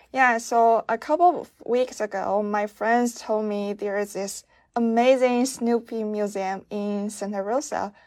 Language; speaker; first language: English; non-native, fluent; Chinese